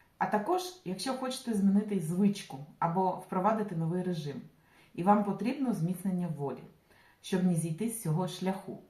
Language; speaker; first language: Ukrainian; non-native, local second language; Russian